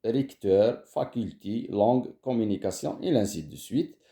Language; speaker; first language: French; non-native, local second language; Arabic